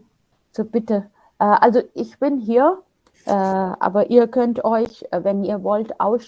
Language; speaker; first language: German; non-native, fluent; Hindi